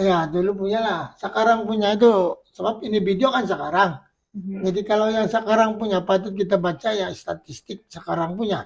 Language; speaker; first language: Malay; non-native, local second language; Filipino